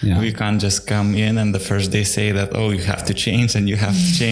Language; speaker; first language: English; non-native, fluent; Lithuanian